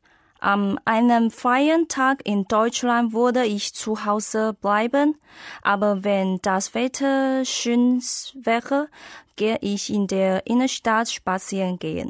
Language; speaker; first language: German; non-native, learner; Chinese